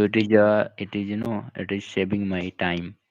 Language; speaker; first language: English; non-native, local second language; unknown